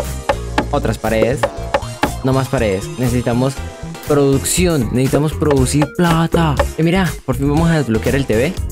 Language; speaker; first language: Spanish; native; Spanish